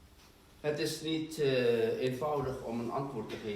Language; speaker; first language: Dutch; non-native, fluent; Indonesian